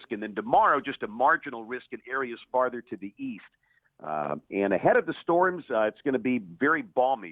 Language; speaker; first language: English; native; English